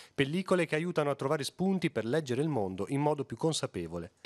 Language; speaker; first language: Italian; native; Italian